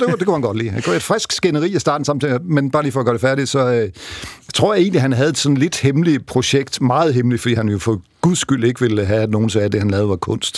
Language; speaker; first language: Danish; native; Danish